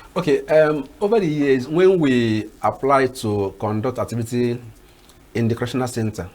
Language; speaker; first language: English; non-native, local second language; Igbo